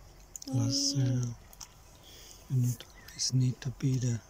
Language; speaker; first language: German; native; German